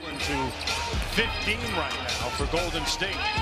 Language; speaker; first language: English; native; English